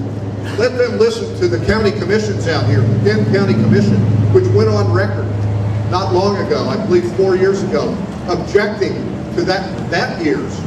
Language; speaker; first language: English; native; English